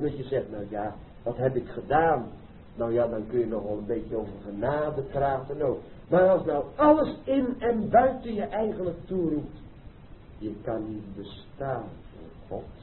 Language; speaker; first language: Dutch; native; Dutch